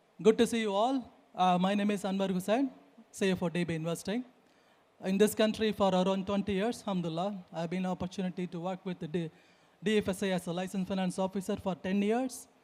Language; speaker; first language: English; non-native, fluent; Tamil